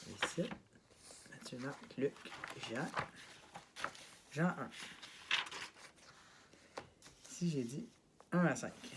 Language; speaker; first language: French; native; French